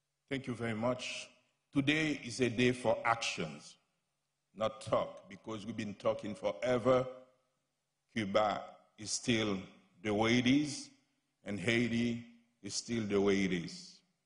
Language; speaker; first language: English; non-native, fluent; Haitian Creole